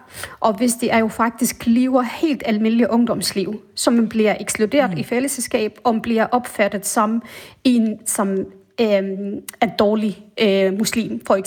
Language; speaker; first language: Danish; non-native, fluent; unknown